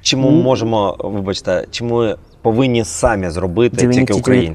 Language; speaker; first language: Ukrainian; native; Ukrainian